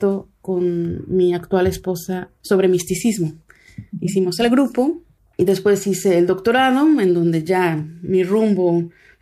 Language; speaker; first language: Spanish; native; Spanish